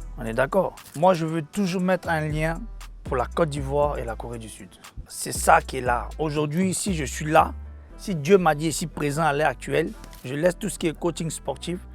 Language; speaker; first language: French; non-native, local second language; Korean